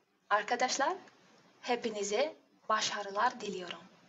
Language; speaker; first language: Turkish; non-native, learner; Russian